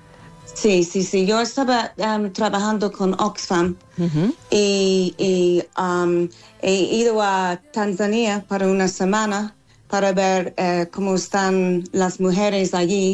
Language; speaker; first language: Spanish; non-native, fluent; English